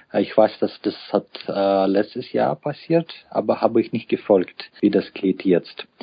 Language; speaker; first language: German; non-native, fluent; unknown